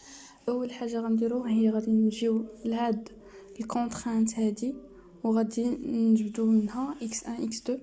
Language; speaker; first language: Arabic; native; Arabic